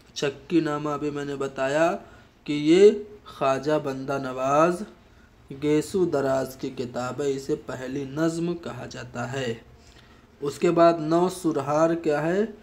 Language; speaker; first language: Urdu; native; Urdu